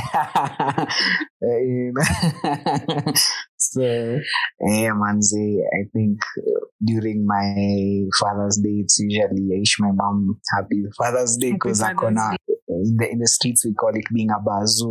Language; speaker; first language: English; non-native, local second language; Swahili